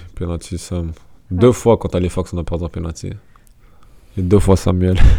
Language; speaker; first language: French; native; French